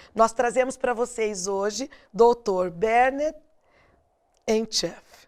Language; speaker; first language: Portuguese; native; Portuguese